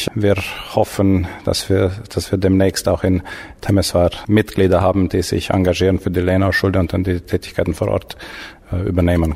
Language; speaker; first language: German; native; German